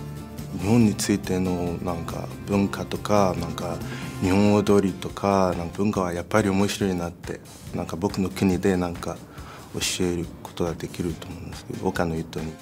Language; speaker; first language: Japanese; non-native, fluent; English